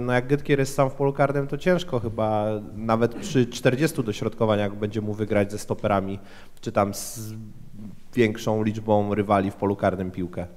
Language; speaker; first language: Polish; native; Polish